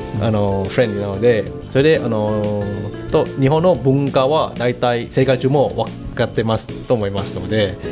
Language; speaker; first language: Japanese; non-native, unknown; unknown